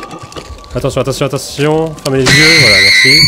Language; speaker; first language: French; native; French